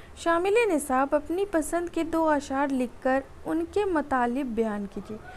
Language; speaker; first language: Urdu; native; Urdu